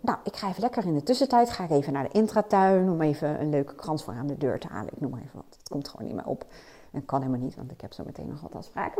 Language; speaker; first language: Dutch; native; Dutch